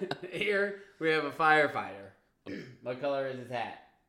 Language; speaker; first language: English; native; English